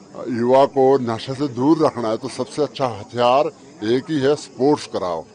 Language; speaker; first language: Hindi; native; Hindi